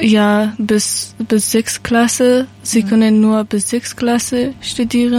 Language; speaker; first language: German; non-native, learner; Persian